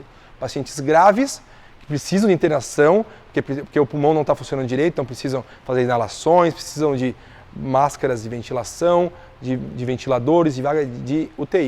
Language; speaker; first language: Portuguese; native; Portuguese